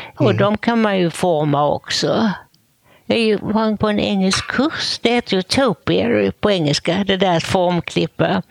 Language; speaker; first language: Swedish; native; Swedish